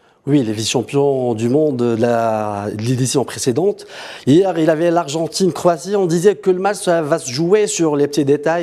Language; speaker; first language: French; non-native, local second language; Arabic